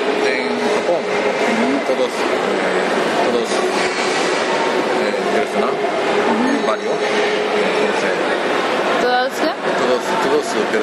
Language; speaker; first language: Spanish; non-native, learner; Japanese